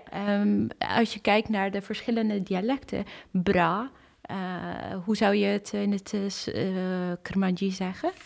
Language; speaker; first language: Dutch; early bilingual, other home language; Kurdish